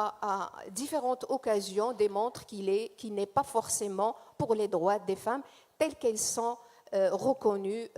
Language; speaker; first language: French; non-native, fluent; Portuguese